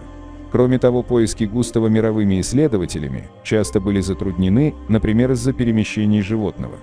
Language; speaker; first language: Russian; native; Russian